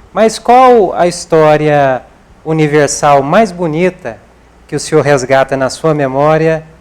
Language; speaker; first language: Portuguese; native; Portuguese